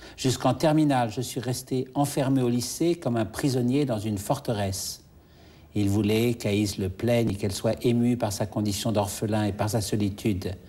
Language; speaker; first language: French; native; French